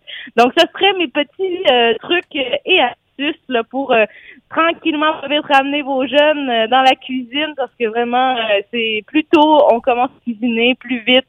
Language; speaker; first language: French; native; French